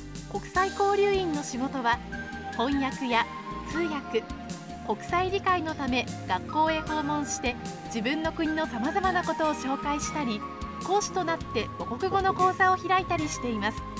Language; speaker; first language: Japanese; native; Japanese